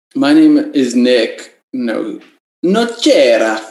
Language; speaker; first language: English; native; English